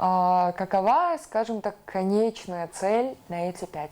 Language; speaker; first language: Russian; native; Russian